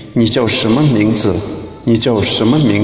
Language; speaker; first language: Chinese; non-native, learner; Tibetan